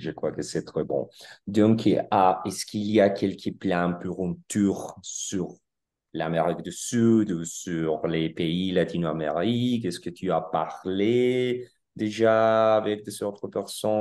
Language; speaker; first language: French; non-native, learner; Spanish